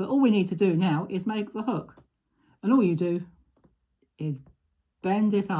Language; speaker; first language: English; native; English